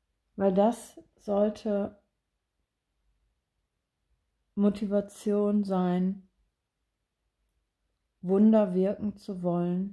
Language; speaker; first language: German; native; German